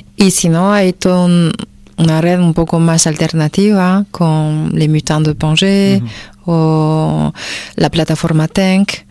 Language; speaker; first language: Spanish; non-native, fluent; French